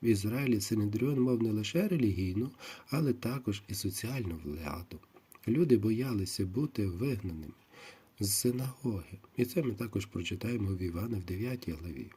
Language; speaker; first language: Ukrainian; native; Ukrainian